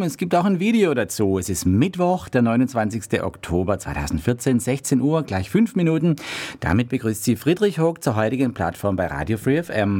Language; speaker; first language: German; native; German